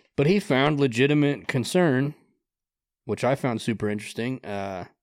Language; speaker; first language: English; native; English